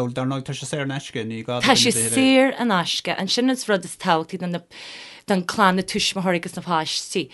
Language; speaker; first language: Irish; non-native, local second language; English